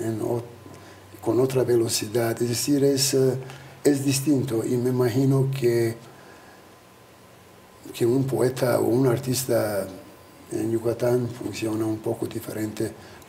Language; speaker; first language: Spanish; non-native, fluent; Albanian